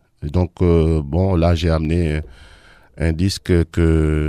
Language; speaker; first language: French; non-native, local second language; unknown